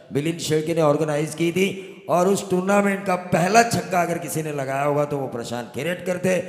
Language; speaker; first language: Hindi; non-native, local second language; Marathi